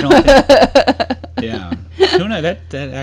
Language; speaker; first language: English; native; English